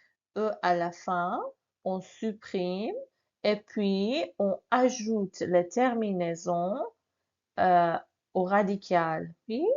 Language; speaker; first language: French; non-native, fluent; Persian